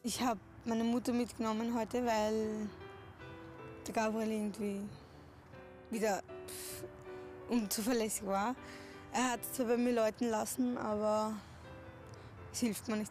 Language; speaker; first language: German; early bilingual, other home language; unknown